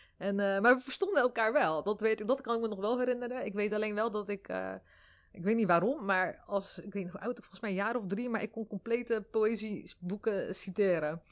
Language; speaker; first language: Dutch; early bilingual, other home language; Armenian